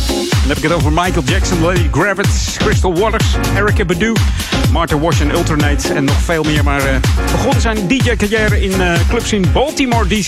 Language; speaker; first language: Dutch; native; Dutch